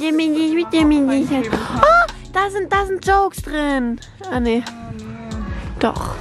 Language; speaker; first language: German; early bilingual, heritage; German